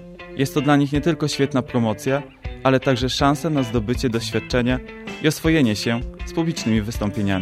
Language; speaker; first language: Polish; native; Polish